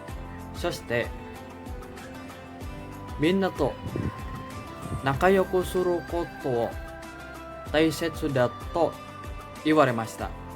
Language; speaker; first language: Japanese; non-native, learner; Indonesian